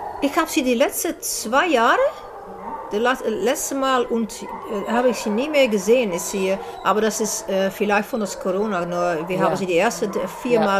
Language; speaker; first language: German; non-native, learner; Dutch